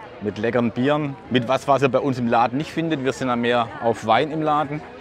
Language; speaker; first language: German; native; German